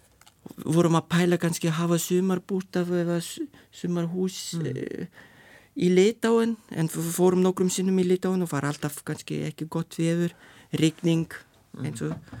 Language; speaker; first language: Icelandic; non-native, fluent; Lithuanian